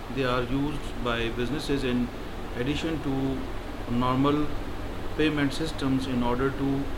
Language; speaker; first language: English; non-native, local second language; Urdu